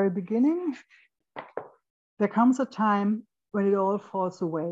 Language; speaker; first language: English; non-native, fluent; German